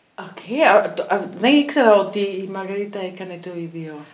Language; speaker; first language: Greek; non-native, learner; German